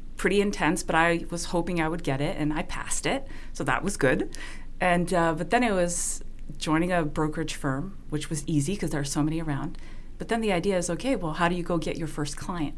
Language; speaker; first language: English; non-native, fluent; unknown